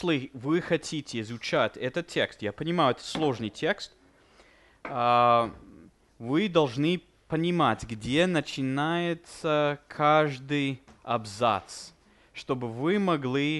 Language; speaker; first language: Russian; non-native, fluent; English